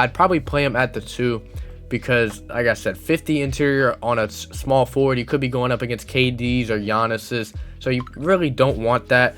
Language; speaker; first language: English; native; English